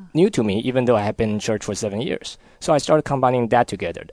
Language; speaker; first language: English; early bilingual, other home language; Chinese